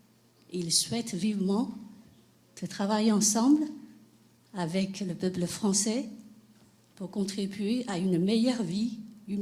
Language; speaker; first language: French; non-native, fluent; Chinese